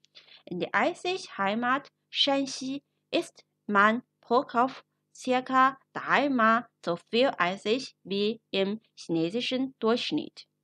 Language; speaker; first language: German; non-native, fluent; Chinese